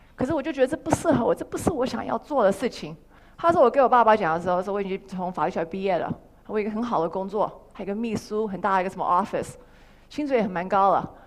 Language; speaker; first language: Chinese; early bilingual, heritage; Chinese